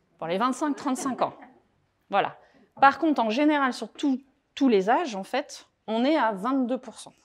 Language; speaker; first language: French; native; French